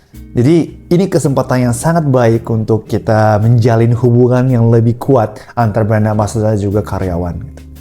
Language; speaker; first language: Indonesian; non-native, fluent; Japanese